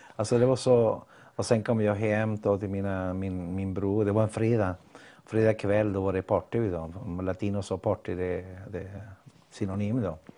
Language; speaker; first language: Swedish; non-native, fluent; Spanish